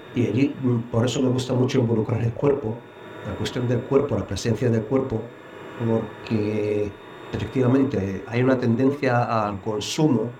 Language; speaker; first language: Spanish; non-native, fluent; Bulgarian